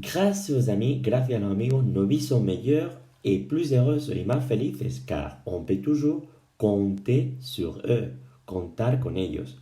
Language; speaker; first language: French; non-native, fluent; Spanish